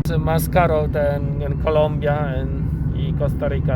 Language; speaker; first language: Spanish; non-native, learner; Polish